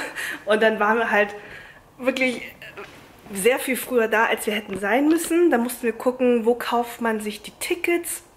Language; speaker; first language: German; native; German